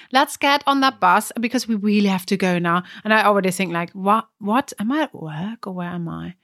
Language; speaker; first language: English; non-native, fluent; German